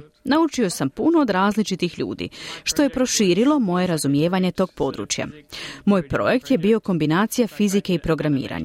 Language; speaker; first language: Serbian; native; Serbian